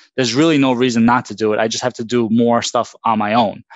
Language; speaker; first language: English; native; English